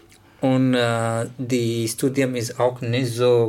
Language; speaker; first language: German; non-native, learner; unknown